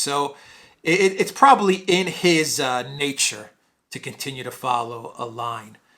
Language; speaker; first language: English; native; English